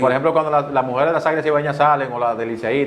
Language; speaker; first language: Spanish; native; Spanish